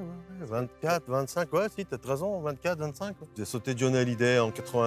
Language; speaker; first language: French; native; French